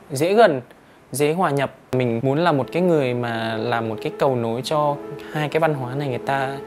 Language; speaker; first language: Vietnamese; early bilingual, other home language; Lao